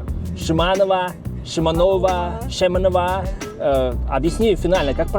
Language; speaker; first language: Russian; native; Russian